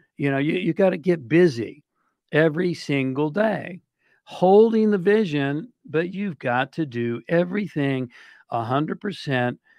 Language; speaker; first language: English; native; English